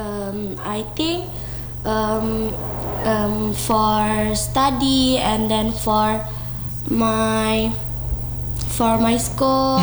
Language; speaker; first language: English; non-native, learner; Indonesian